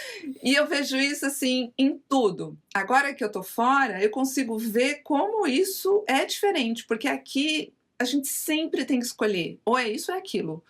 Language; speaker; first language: Portuguese; native; Portuguese